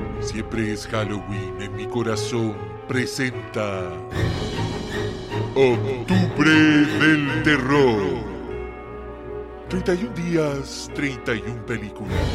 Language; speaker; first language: Spanish; native; Spanish